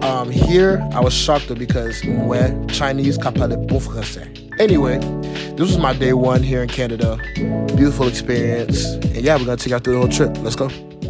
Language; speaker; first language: English; native; English